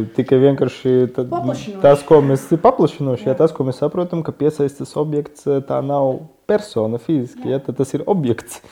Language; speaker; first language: Latvian; non-native, local second language; Russian